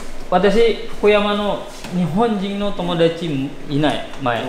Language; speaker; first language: Japanese; non-native, fluent; Indonesian